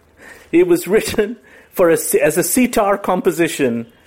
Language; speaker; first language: English; non-native, local second language; Bangla